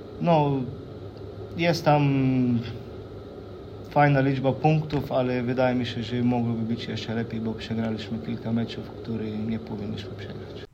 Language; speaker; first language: Polish; non-native, fluent; Slovenian